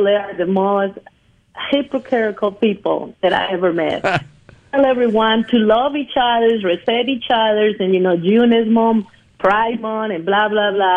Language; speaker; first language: English; non-native, fluent; Spanish